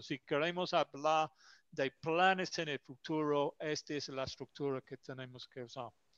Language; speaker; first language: Spanish; non-native, fluent; English